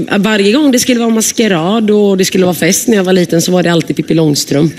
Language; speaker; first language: Swedish; early bilingual, other home language; Greek